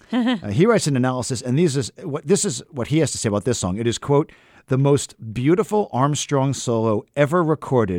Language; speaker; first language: English; native; English